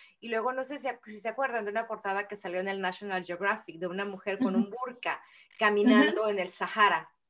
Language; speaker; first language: Spanish; native; Spanish